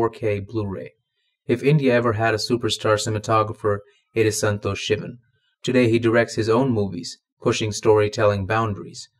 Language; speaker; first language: English; non-native, local second language; Malayalam